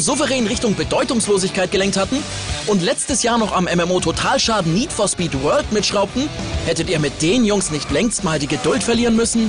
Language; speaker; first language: German; native; German